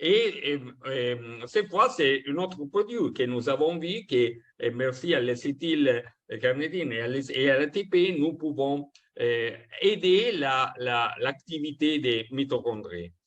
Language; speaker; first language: French; non-native, fluent; Italian